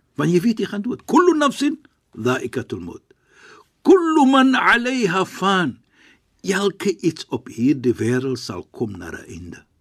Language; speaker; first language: Afrikaans; non-native, fluent; Arabic